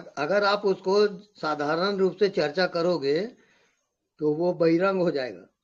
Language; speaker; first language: Hindi; native; Hindi